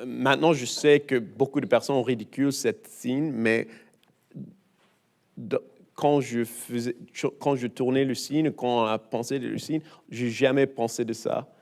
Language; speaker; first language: French; non-native, learner; English